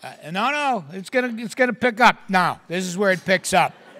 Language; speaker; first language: English; native; English